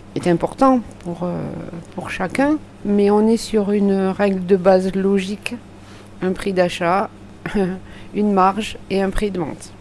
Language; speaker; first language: French; native; French